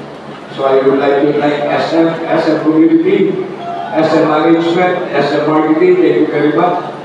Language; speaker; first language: English; non-native, local second language; Bikol